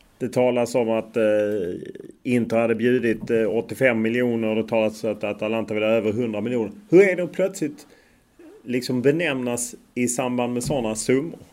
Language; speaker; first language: Swedish; native; Swedish